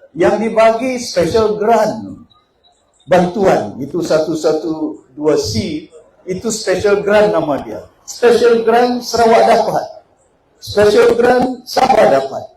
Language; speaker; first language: Malay; native; Malay